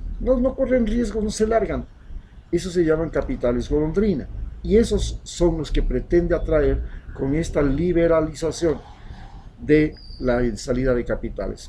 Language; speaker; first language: Spanish; native; Spanish